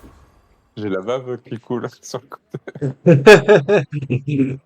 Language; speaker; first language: French; native; French